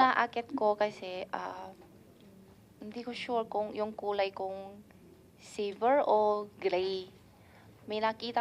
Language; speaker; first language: Filipino; non-native, learner; Chinese